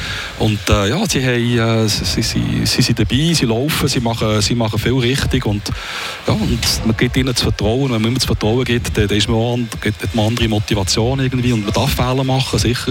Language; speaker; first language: German; native; German